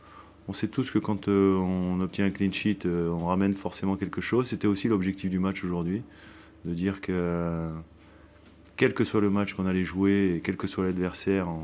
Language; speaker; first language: French; native; French